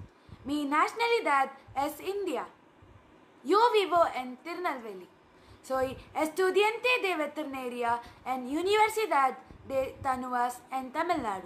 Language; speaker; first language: Spanish; non-native, learner; Tamil